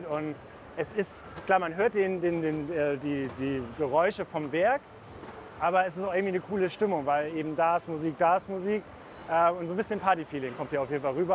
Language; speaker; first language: German; native; German